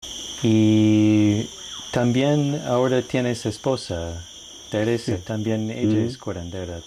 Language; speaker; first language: Spanish; non-native, fluent; English